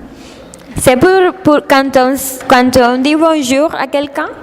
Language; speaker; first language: French; non-native, learner; Spanish